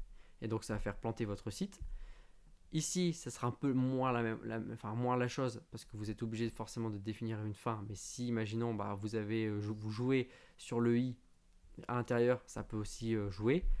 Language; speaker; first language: French; native; French